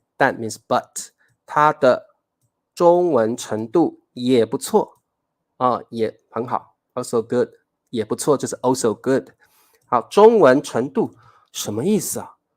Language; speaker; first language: Chinese; native; Chinese